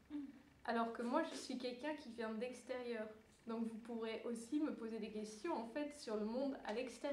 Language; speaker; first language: French; early bilingual, other home language; Dutch